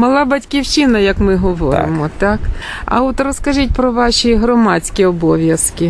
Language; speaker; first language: Ukrainian; native; Ukrainian